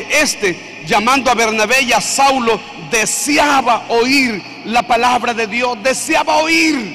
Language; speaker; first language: Spanish; native; Spanish